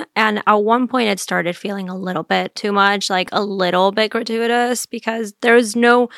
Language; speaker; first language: English; native; English